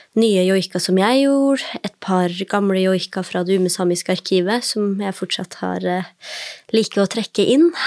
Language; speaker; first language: Norwegian; native; Norwegian